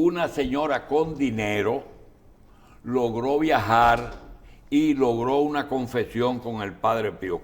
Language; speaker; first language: Spanish; native; Spanish